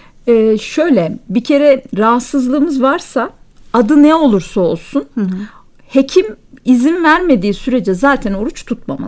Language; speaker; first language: Turkish; native; Turkish